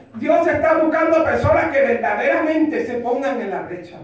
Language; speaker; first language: Spanish; early bilingual, heritage; Spanish